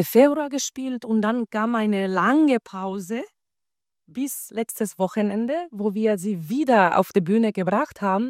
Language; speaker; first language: German; non-native, fluent; Spanish